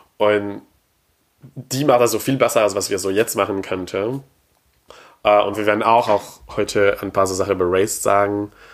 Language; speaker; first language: German; non-native, fluent; French